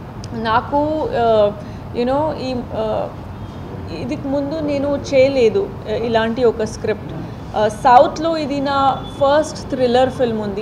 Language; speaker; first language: Telugu; non-native, fluent; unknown